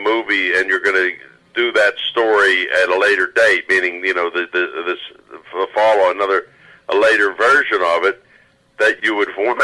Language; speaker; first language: English; native; English